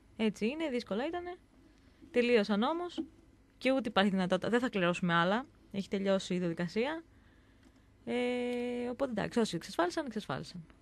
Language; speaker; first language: Greek; native; Greek